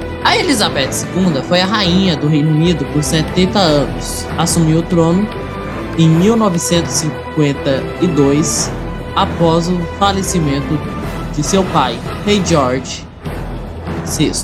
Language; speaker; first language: Portuguese; native; Portuguese